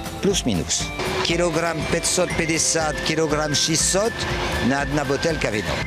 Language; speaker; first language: Russian; non-native, learner; French